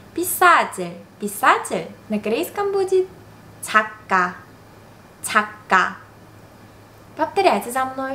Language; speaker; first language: Russian; non-native, fluent; Korean